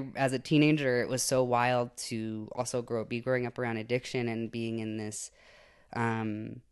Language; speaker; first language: English; native; English